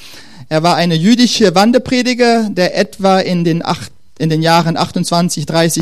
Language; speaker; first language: German; non-native, fluent; Dutch